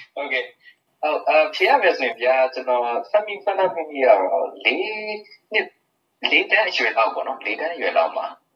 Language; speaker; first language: Burmese; non-native, local second language; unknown